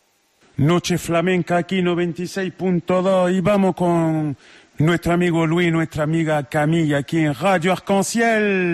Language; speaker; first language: Spanish; native; Spanish